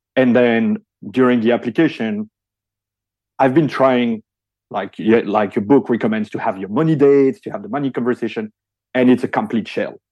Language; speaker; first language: English; non-native, fluent; French